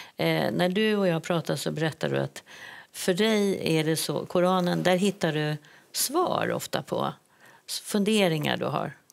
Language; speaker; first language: Swedish; native; Swedish